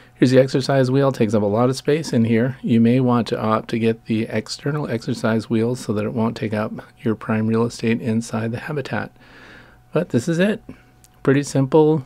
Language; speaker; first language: English; native; English